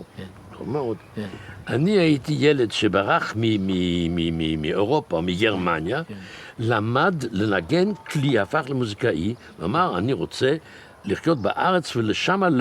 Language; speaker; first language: Hebrew; non-native, fluent; German